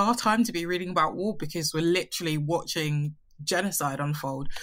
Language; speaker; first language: English; early bilingual, other home language; Yoruba